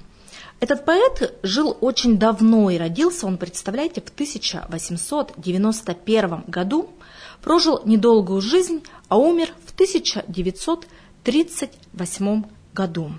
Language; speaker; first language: Russian; native; Russian